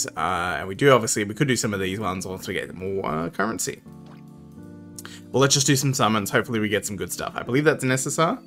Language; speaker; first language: English; native; English